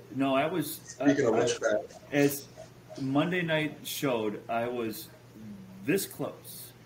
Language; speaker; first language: English; native; English